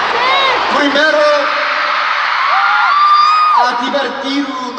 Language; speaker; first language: Spanish; non-native, learner; Korean